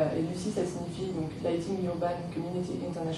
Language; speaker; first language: French; native; French